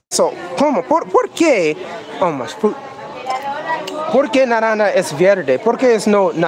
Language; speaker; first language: Spanish; non-native, learner; English